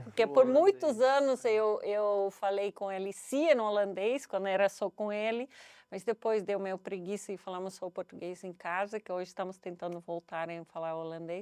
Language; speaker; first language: Portuguese; non-native, fluent; Dutch